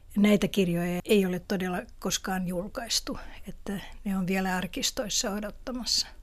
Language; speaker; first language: Finnish; non-native, local second language; Swedish